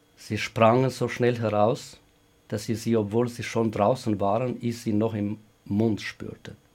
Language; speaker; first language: German; non-native, fluent; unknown